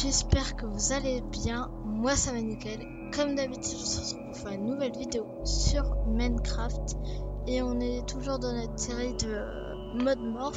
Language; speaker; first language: French; native; French